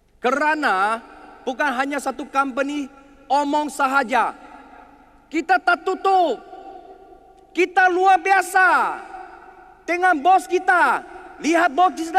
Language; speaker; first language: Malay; non-native, learner; Chinese